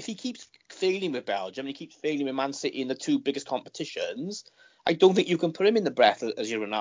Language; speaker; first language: English; native; English